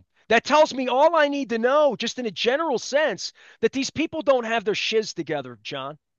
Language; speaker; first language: English; native; English